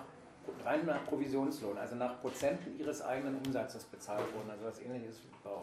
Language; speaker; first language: German; native; German